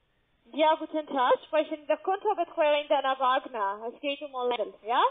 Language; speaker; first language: German; non-native, learner; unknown